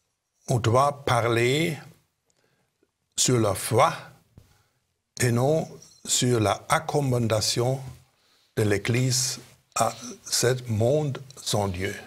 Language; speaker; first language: French; non-native, fluent; German